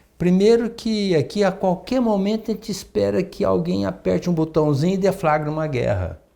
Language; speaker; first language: Portuguese; native; Portuguese